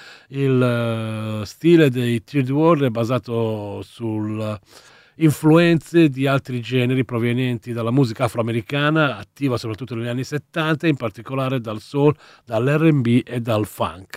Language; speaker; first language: Italian; native; Italian